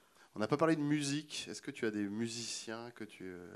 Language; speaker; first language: French; native; French